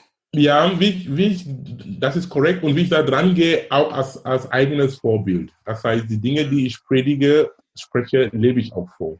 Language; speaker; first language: German; non-native, fluent; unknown